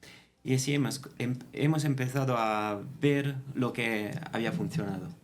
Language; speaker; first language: Spanish; non-native, fluent; Italian